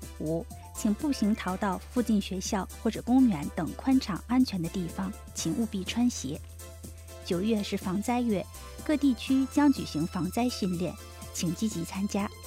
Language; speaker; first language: Chinese; native; Chinese